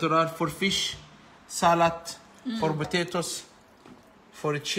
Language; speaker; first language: English; non-native, learner; Turkish